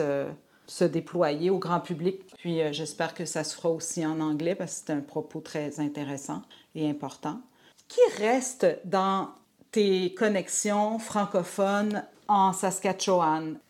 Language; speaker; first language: French; native; French